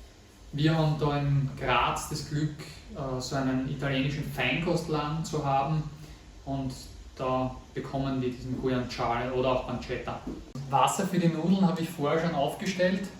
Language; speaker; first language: German; native; German